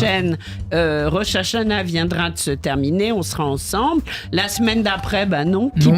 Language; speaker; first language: French; native; French